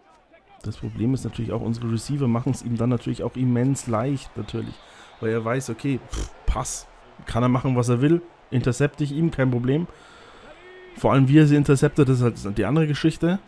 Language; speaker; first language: German; native; German